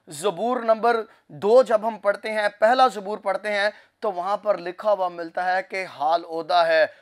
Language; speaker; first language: Urdu; non-native, local second language; Punjabi